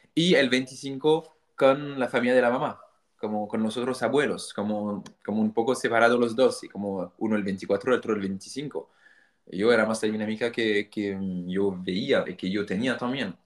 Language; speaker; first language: Spanish; non-native, fluent; French